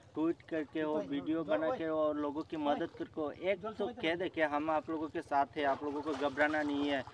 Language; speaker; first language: Hindi; non-native, local second language; Bangla